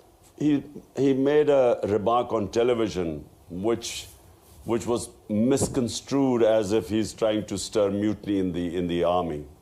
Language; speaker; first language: English; non-native, local second language; Urdu